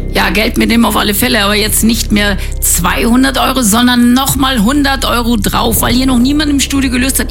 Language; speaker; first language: German; native; German